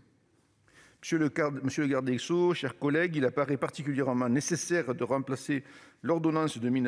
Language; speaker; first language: French; native; French